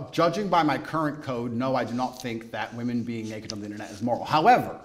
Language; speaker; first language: English; native; English